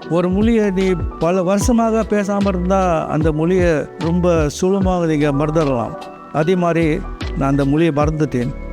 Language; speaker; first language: Tamil; non-native, local second language; Chinese